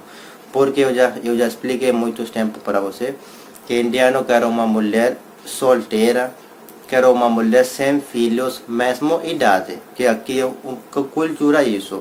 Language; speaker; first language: Portuguese; non-native, learner; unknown